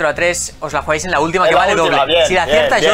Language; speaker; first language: Spanish; native; Spanish